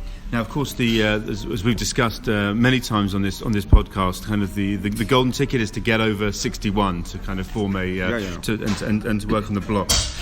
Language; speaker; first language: English; native; English